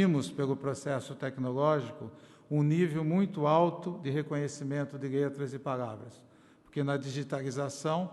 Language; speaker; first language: Portuguese; native; Portuguese